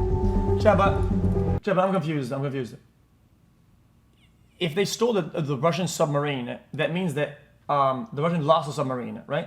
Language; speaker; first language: English; non-native, local second language; French